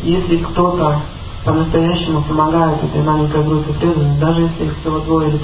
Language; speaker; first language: Russian; native; Russian